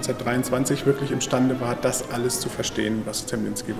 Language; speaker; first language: German; native; German